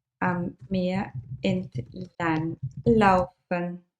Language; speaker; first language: German; non-native, fluent; Turkish